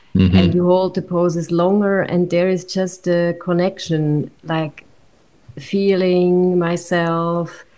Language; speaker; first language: English; non-native, fluent; German